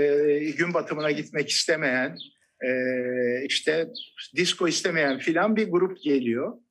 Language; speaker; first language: Turkish; native; Turkish